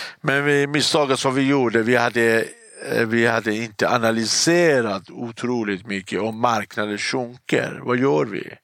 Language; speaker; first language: Swedish; non-native, fluent; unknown